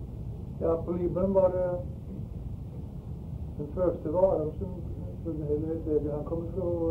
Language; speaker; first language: Swedish; early bilingual, heritage; Swedish